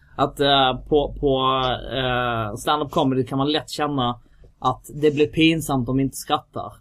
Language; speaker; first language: Swedish; early bilingual, other home language; Kurdish